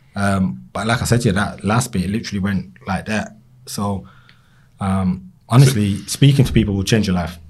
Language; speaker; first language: English; native; English